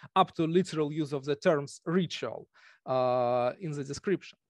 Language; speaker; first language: English; non-native, fluent; Russian